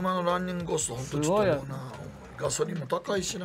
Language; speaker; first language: Japanese; native; Japanese